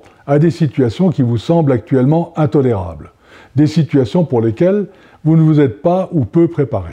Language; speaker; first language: French; native; French